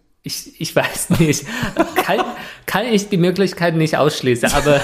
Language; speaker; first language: German; non-native, fluent; Chinese